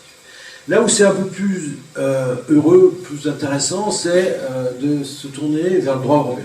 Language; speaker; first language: French; native; French